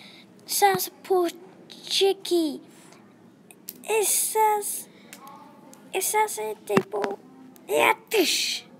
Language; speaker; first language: French; non-native, learner; English